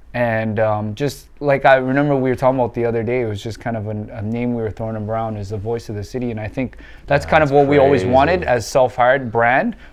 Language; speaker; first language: English; early bilingual, other home language; Vietnamese